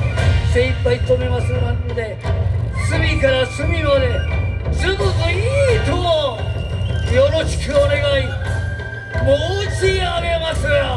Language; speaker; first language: Japanese; native; Japanese